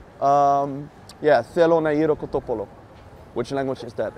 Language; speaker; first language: English; non-native, fluent; Dutch